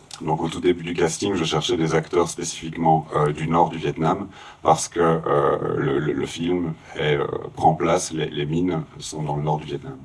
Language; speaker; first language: French; native; French